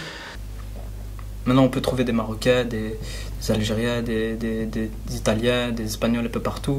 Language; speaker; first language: French; early bilingual, other home language; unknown